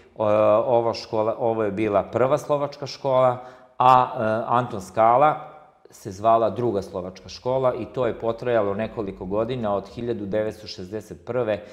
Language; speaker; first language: Croatian; non-native, local second language; Slovak